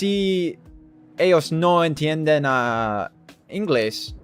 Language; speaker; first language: Spanish; non-native, learner; English